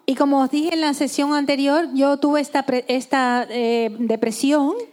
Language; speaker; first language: Spanish; native; Spanish